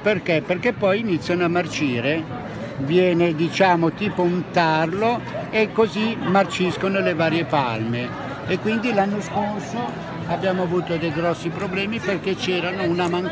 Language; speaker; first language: Italian; native; Italian